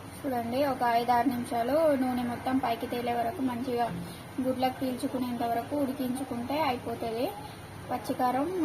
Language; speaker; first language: Telugu; native; Telugu